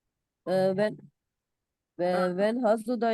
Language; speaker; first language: German; non-native, learner; Urdu